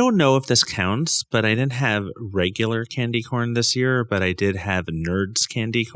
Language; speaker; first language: English; native; English